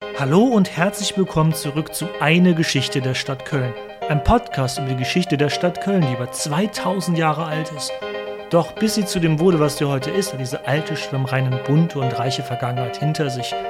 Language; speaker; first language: German; native; German